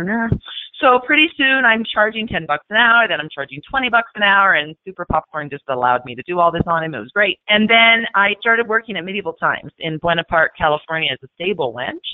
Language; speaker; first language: English; native; English